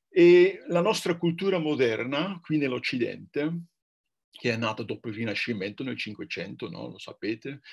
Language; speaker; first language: Italian; non-native, fluent; Dutch